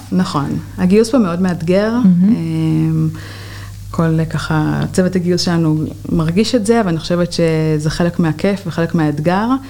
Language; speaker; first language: Hebrew; native; Hebrew